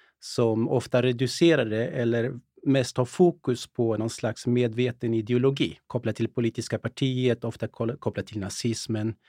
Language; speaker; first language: Swedish; early bilingual, other home language; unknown